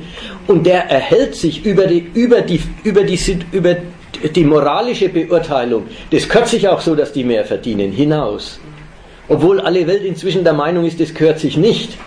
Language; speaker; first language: German; native; German